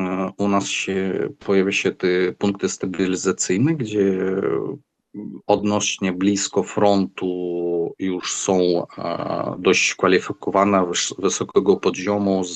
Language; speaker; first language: Polish; non-native, fluent; Ukrainian